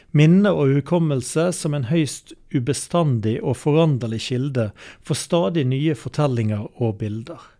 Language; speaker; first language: Norwegian; native; Norwegian